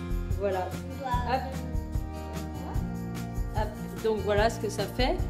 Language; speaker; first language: French; native; French